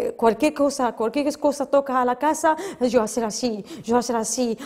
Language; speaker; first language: Spanish; non-native, fluent; Arabic